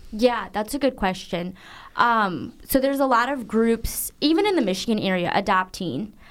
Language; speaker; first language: English; native; English